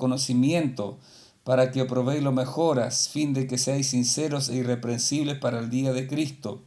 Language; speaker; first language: Spanish; native; Spanish